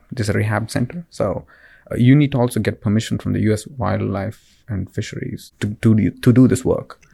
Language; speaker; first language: English; non-native, local second language; Kannada